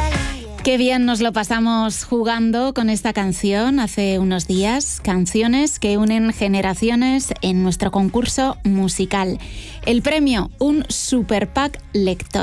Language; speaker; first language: Spanish; native; Spanish